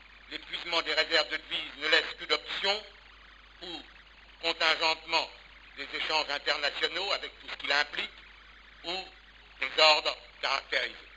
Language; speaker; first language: French; native; French